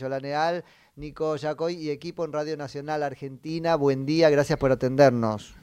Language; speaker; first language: Spanish; native; Spanish